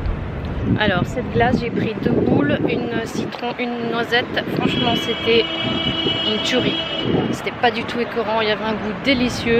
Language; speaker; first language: French; native; French